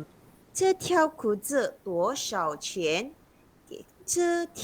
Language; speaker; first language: Chinese; non-native, local second language; Malay